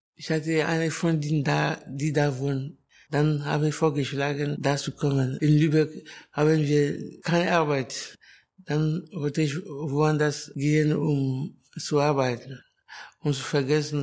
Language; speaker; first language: German; non-native, learner; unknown